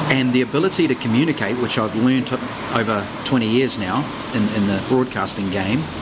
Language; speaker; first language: English; native; English